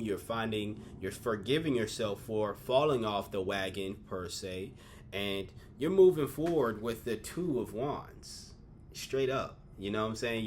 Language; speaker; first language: English; native; English